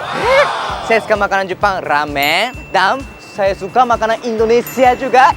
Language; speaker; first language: Indonesian; non-native, fluent; Japanese